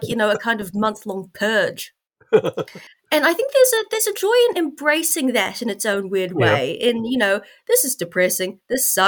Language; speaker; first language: English; native; English